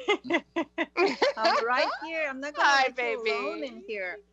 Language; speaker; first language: English; early bilingual, other home language; Romanian